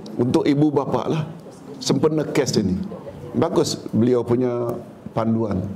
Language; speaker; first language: Malay; native; Malay